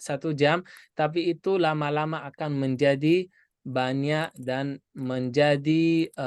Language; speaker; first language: Indonesian; non-native, fluent; Arabic